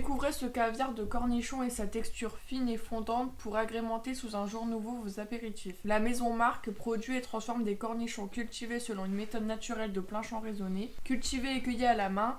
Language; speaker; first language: French; native; French